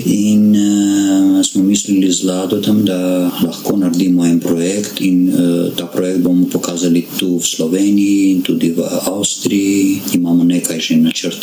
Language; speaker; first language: Slovenian; non-native, learner; Armenian